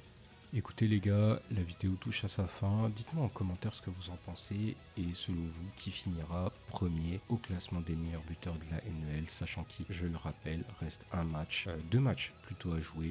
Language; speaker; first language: French; native; French